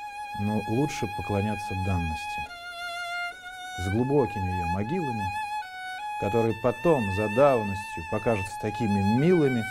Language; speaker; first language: Russian; native; Russian